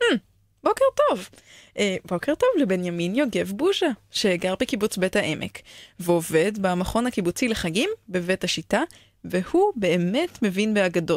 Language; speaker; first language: Hebrew; native; Hebrew